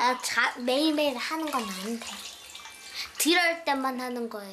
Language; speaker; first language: Korean; early bilingual, other home language; English